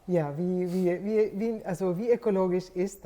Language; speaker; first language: German; non-native, fluent; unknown